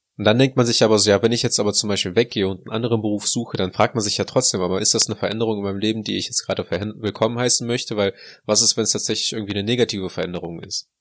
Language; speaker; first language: German; early bilingual, other home language; Russian